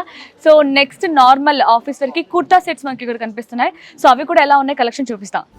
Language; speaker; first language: Telugu; native; Telugu